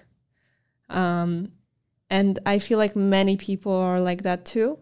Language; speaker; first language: English; non-native, fluent; Polish